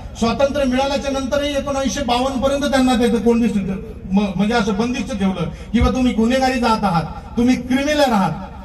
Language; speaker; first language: Marathi; non-native, local second language; Lambadi